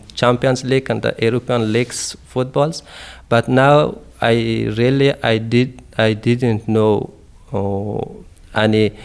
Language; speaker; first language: English; non-native, learner; Persian